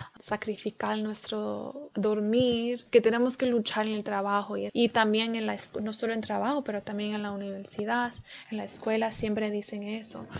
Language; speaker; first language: Spanish; early bilingual, heritage; Spanish